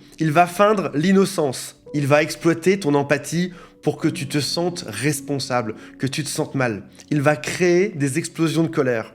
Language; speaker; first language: French; native; French